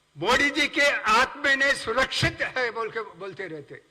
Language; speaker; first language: Hindi; non-native, local second language; Telugu